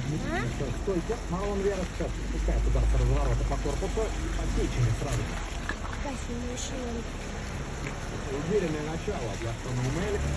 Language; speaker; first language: Russian; native; Russian